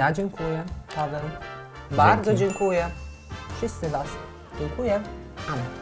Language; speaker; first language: Polish; non-native, learner; Italian